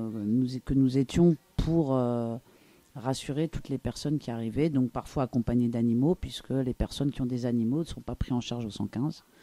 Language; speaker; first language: French; native; French